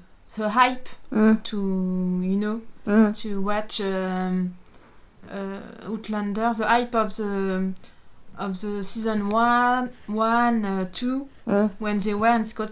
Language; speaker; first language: English; non-native, learner; French